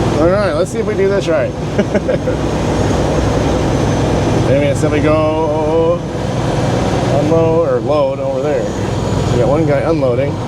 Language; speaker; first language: English; native; English